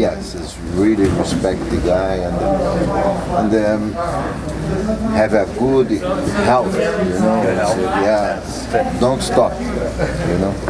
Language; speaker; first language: English; non-native, learner; Portuguese